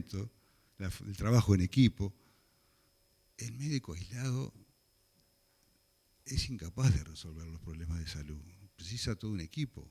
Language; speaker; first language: Spanish; native; Spanish